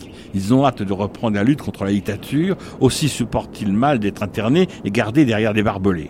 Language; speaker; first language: French; native; French